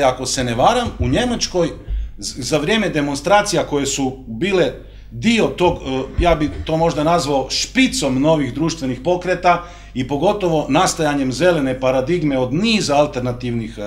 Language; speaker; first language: Croatian; native; Croatian